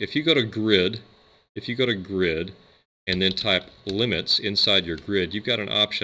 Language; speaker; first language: English; native; English